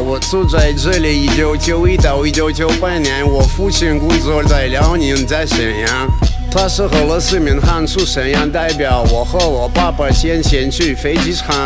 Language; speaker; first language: Chinese; non-native, learner; Russian